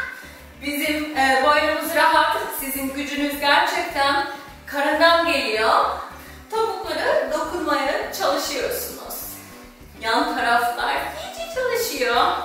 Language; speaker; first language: Turkish; non-native, fluent; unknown